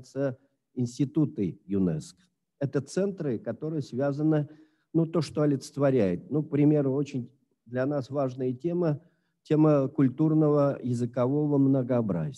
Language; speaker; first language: Russian; native; Russian